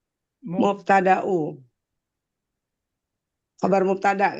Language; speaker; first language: Arabic; non-native, learner; Indonesian